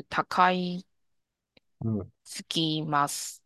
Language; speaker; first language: Japanese; non-native, learner; Chinese